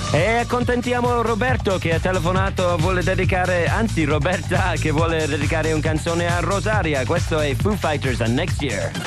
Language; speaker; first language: Italian; non-native, fluent; English